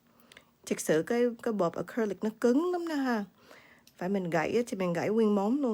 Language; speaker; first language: Vietnamese; early bilingual, heritage; Vietnamese